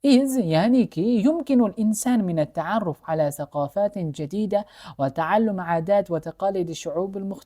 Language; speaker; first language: Arabic; non-native, fluent; Uzbek